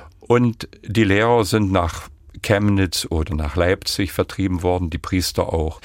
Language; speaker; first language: German; non-native, local second language; Upper Sorbian